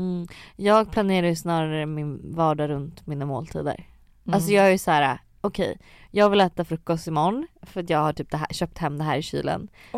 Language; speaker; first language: Swedish; native; Swedish